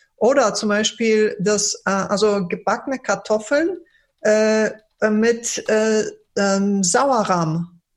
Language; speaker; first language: German; early bilingual, other home language; Polish